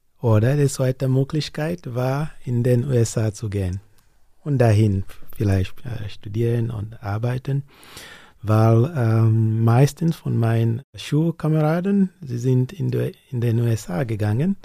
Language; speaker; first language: German; non-native, learner; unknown